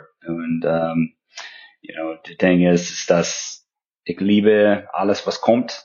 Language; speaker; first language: German; non-native, fluent; English